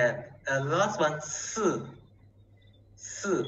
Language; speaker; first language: English; non-native, learner; Chinese